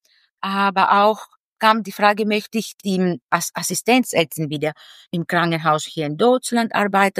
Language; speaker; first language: German; non-native, fluent; Greek